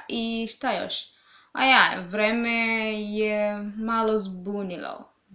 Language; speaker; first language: Serbian; non-native, learner; Swahili